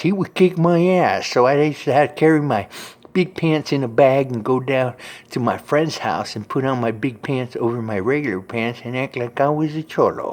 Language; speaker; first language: English; native; English